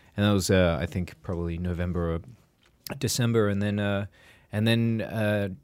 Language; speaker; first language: English; native; English